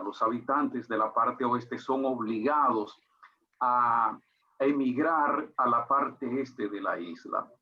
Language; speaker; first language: Spanish; native; Spanish